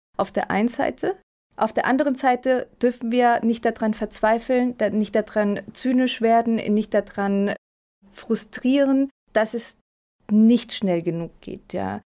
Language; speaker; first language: German; early bilingual, other home language; Spanish